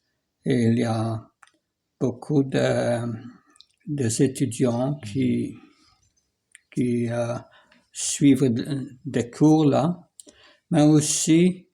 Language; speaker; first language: French; non-native, fluent; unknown